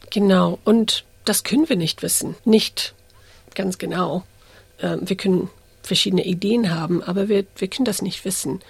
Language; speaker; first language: German; early bilingual, heritage; English